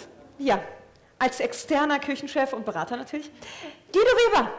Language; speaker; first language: German; native; German